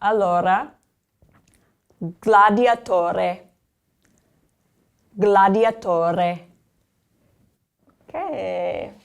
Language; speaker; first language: Italian; non-native, fluent; English